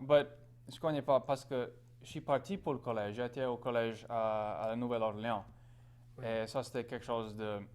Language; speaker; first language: French; non-native, local second language; English